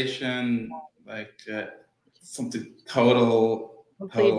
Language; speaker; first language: English; early bilingual, other home language; Yiddish